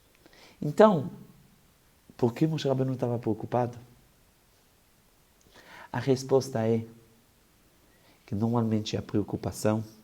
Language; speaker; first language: Portuguese; non-native, fluent; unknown